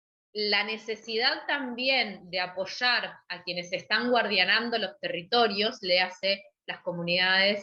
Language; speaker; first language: Spanish; native; Spanish